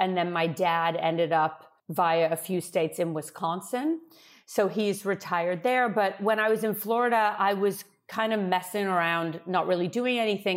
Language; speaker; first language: English; native; English